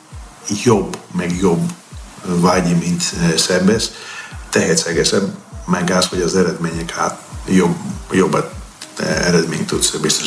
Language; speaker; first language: Hungarian; non-native, learner; Greek